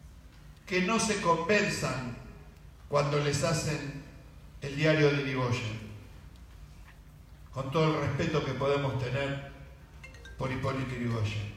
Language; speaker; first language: Spanish; native; Spanish